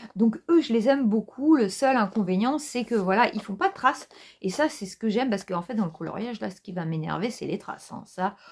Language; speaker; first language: French; native; French